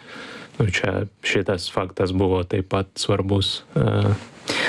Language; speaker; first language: Lithuanian; non-native, learner; Ukrainian